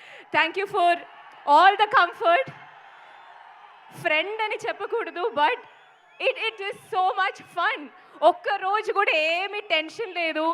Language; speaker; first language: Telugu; non-native, fluent; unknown